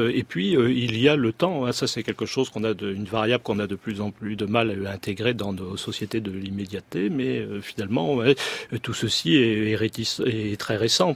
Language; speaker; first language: French; native; French